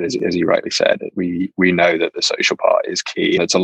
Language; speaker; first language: English; native; English